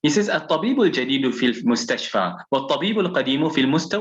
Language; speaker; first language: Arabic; non-native, fluent; English